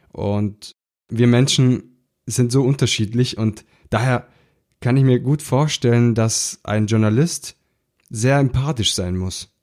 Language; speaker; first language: German; early bilingual, other home language; Italian